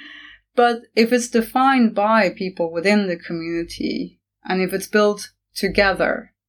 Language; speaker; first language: English; non-native, fluent; Norwegian